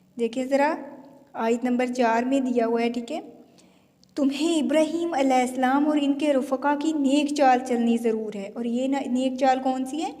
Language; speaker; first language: Urdu; native; Urdu